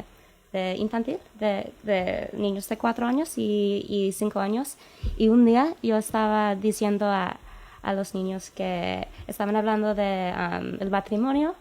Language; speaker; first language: Spanish; non-native, fluent; English